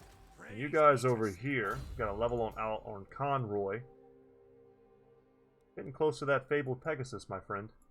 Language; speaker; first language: English; native; English